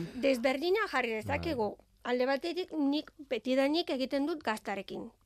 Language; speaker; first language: Basque; non-native, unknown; Bulgarian